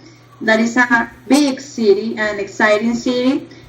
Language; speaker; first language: English; non-native, learner; Spanish